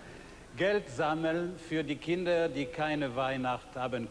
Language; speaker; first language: German; non-native, fluent; French